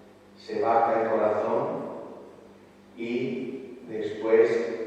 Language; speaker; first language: Spanish; non-native, fluent; Italian